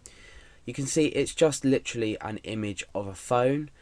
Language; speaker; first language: English; native; English